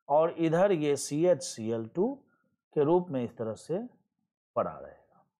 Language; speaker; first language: Hindi; native; Hindi